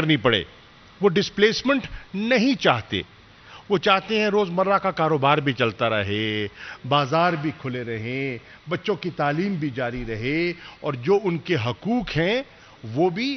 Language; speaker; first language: Urdu; non-native, local second language; Saraiki